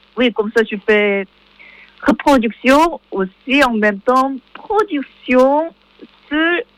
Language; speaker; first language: French; non-native, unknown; Korean